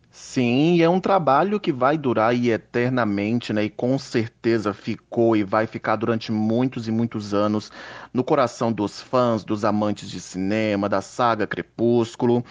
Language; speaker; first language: Portuguese; native; Portuguese